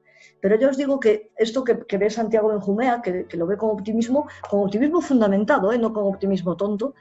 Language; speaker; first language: Spanish; native; Spanish